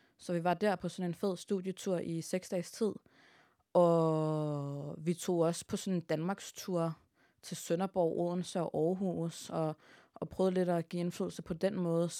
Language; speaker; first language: Danish; early bilingual, other home language; Arabic